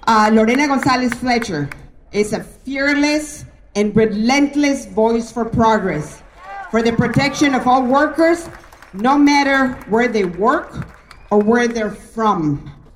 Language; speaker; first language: English; non-native, fluent; Spanish